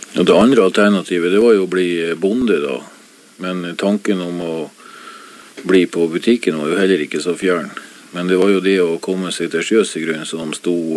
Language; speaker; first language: Norwegian; native; Norwegian